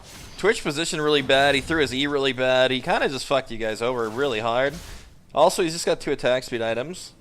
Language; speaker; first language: English; native; English